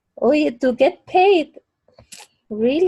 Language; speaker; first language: English; non-native, fluent; Spanish